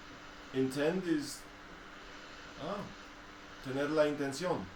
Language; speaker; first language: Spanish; non-native, fluent; English